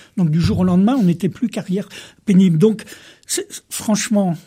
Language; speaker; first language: French; native; French